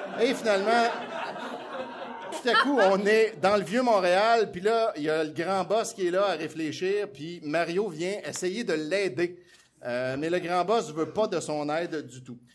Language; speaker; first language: French; native; French